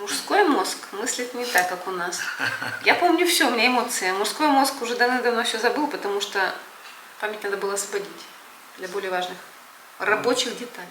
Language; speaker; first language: Russian; native; Russian